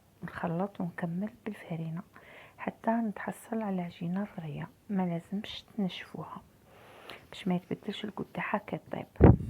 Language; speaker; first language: Arabic; native; Arabic